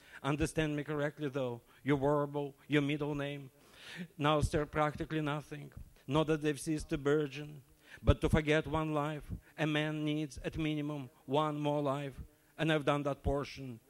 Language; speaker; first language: English; non-native, fluent; Russian